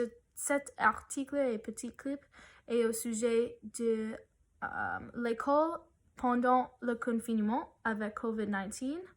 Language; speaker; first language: French; non-native, learner; English